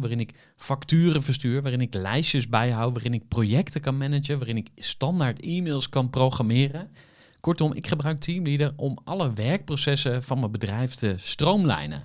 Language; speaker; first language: Dutch; native; Dutch